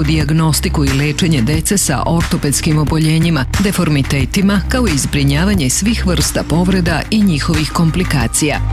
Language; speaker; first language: Serbian; native; Serbian